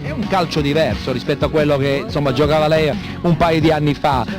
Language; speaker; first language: Italian; native; Italian